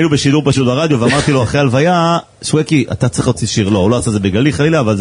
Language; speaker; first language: Hebrew; native; Hebrew